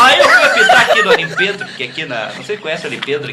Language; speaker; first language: Portuguese; native; Portuguese